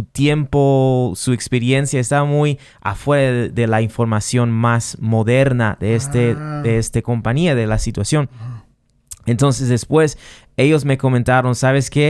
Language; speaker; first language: Spanish; non-native, fluent; English